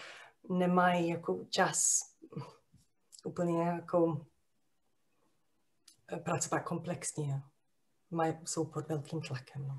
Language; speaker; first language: Czech; non-native, fluent; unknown